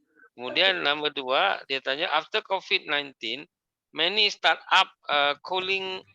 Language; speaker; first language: Malay; native; Malay